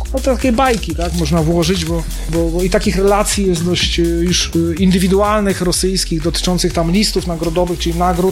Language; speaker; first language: Polish; native; Polish